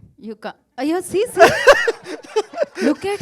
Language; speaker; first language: Telugu; native; Telugu